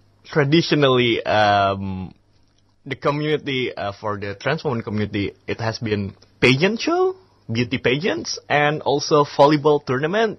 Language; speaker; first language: English; non-native, fluent; Indonesian